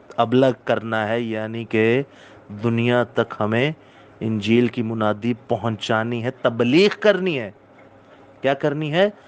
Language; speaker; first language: Urdu; non-native, local second language; Punjabi